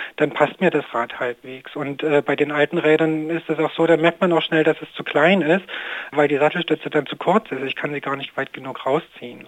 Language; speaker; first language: German; native; German